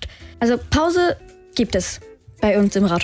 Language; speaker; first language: German; native; German